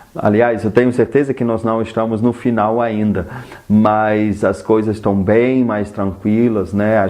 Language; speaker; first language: Portuguese; non-native, fluent; German